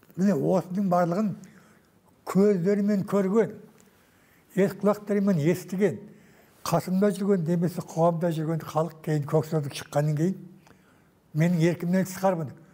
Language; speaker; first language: Kazakh; native; Kazakh